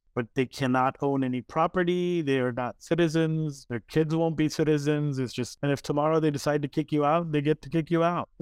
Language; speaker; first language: English; early bilingual, other home language; Arabic